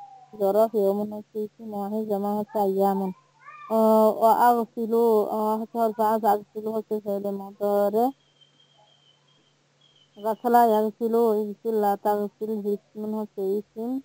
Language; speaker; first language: Arabic; non-native, learner; Bangla